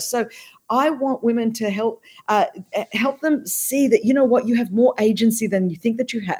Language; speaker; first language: English; non-native, local second language; Greek